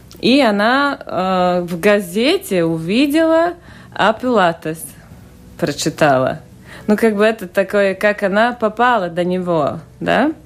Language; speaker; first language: Russian; non-native, local second language; Latvian